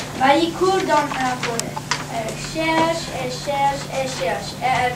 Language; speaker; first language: French; non-native, learner; English